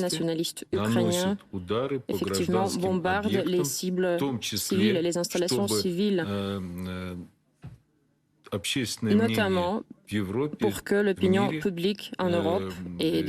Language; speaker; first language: French; non-native, fluent; Russian